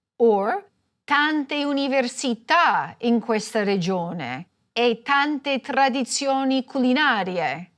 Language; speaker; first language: Italian; non-native, fluent; English